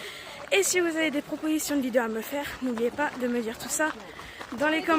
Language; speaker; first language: French; native; French